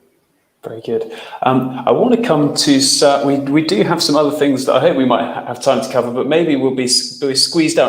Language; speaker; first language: English; native; English